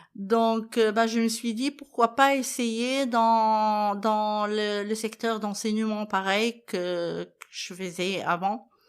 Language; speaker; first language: French; non-native, fluent; Arabic